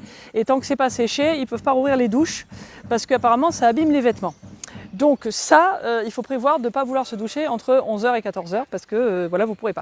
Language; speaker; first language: French; native; French